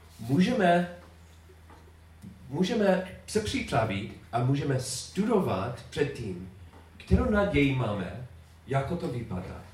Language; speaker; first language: Czech; non-native, learner; English